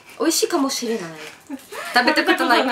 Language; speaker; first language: Japanese; non-native, fluent; Russian